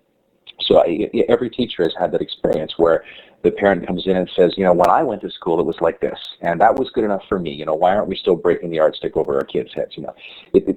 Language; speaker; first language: English; native; English